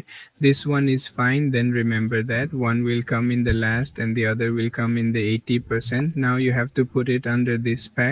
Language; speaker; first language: English; non-native, learner; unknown